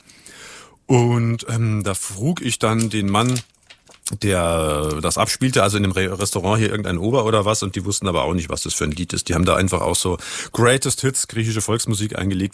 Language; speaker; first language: German; native; German